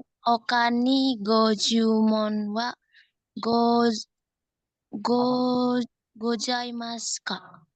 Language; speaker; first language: Japanese; non-native, learner; Indonesian